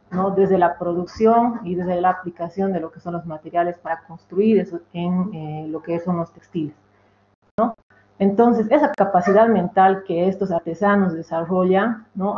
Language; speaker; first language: Spanish; native; Spanish